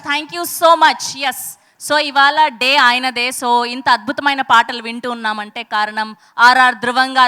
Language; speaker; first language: Telugu; native; Telugu